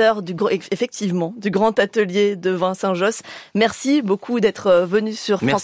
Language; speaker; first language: French; native; French